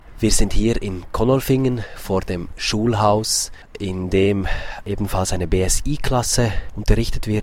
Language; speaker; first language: German; native; German